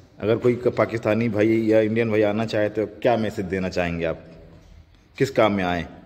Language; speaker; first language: Hindi; native; Hindi